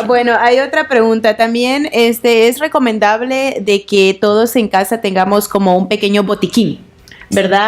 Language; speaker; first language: Spanish; native; Spanish